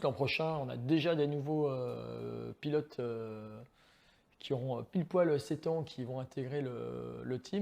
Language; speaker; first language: French; native; French